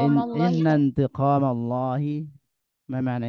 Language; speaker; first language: Arabic; non-native, fluent; Indonesian